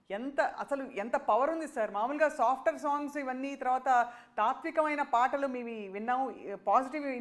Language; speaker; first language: Telugu; native; Telugu